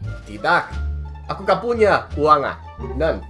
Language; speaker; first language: Indonesian; non-native, learner; English